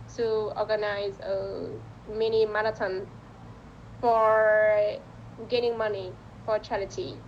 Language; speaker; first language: English; non-native, learner; Vietnamese